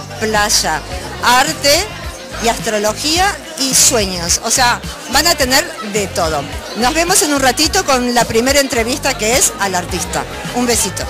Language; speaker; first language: Spanish; native; Spanish